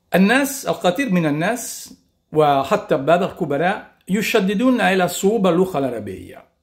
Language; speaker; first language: Arabic; non-native, fluent; Italian